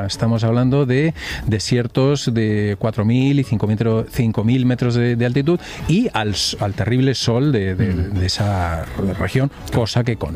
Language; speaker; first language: Spanish; native; Spanish